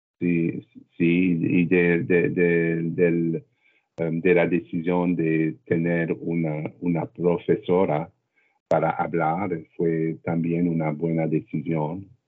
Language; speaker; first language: Spanish; non-native, learner; French